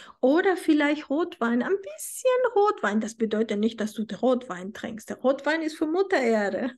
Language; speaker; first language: German; non-native, fluent; Spanish